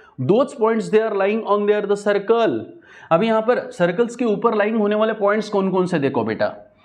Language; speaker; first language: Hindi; non-native, local second language; Marathi